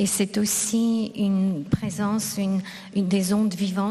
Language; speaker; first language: French; non-native, fluent; Russian